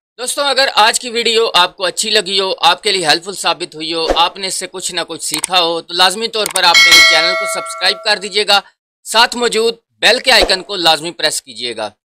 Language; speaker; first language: Urdu; non-native, local second language; Punjabi